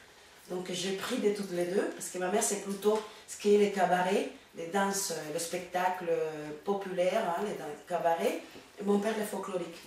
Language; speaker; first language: French; non-native, fluent; Spanish